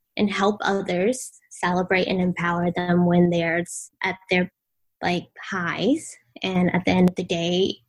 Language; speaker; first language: English; early bilingual, other home language; Vietnamese